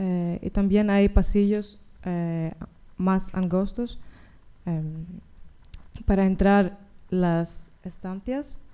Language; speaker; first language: Spanish; non-native, learner; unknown